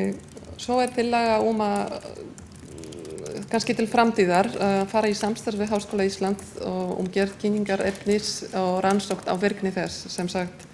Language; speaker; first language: Icelandic; non-native, fluent; Polish